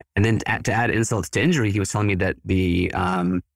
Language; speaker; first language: English; early bilingual, other home language; Spanish